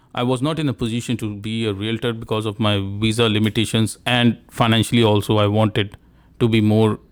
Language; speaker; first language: English; non-native, local second language; Punjabi